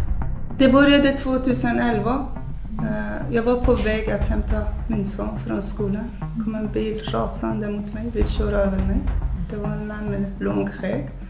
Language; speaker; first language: Swedish; non-native, fluent; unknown